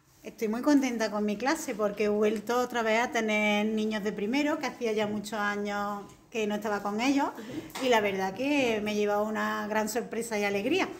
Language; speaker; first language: Spanish; native; Spanish